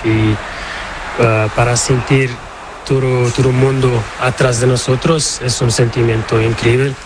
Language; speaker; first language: Spanish; non-native, learner; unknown